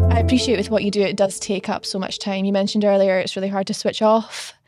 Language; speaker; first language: English; native; English